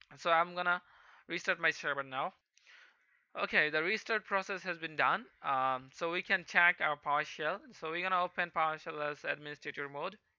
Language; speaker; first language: English; non-native, local second language; Hindi